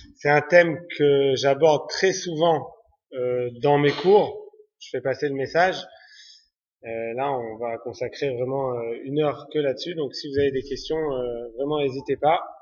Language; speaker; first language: French; native; French